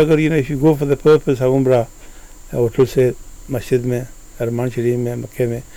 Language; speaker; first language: Hindi; early bilingual, other home language; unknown